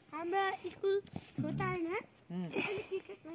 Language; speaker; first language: Hindi; non-native, learner; Nepali